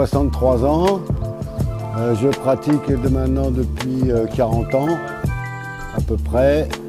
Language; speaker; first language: French; native; French